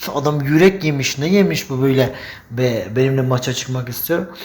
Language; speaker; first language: Turkish; non-native, fluent; Persian